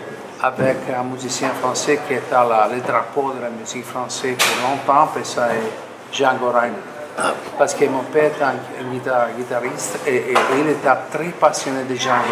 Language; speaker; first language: French; non-native, fluent; Italian